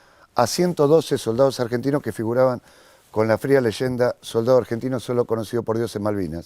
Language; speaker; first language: Spanish; native; Spanish